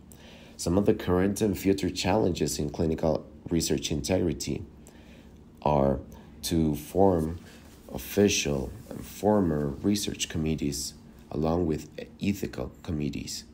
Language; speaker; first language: English; non-native, fluent; Spanish